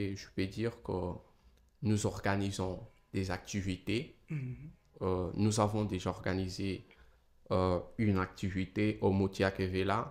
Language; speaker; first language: French; non-native, fluent; Portuguese